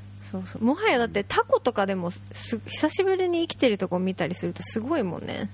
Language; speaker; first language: Japanese; native; Japanese